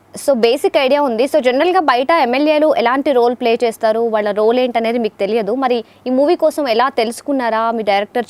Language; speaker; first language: Telugu; native; Telugu